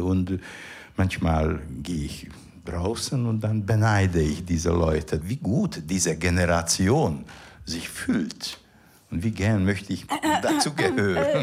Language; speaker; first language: German; non-native, fluent; Hungarian